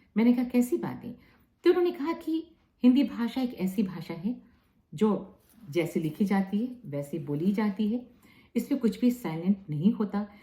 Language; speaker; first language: Hindi; native; Hindi